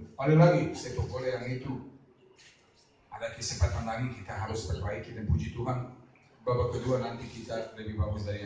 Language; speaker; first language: Indonesian; non-native, fluent; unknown